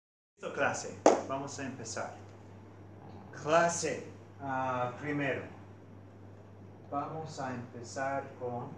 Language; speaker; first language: Spanish; non-native, fluent; English